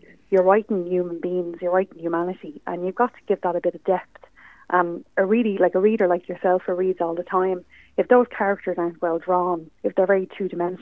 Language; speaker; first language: English; native; English